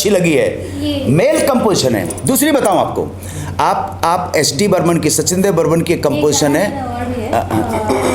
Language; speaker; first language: Hindi; native; Hindi